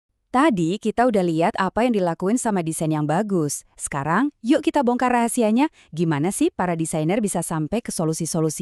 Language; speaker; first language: Indonesian; native; Indonesian